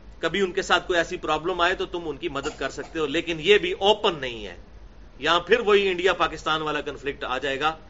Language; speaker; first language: Urdu; native; Urdu